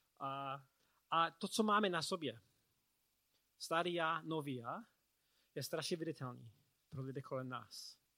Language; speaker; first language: Czech; non-native, learner; English